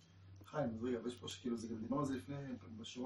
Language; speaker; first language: Hebrew; native; Hebrew